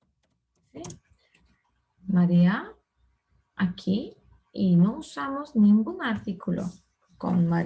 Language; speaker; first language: Spanish; non-native, fluent; Turkish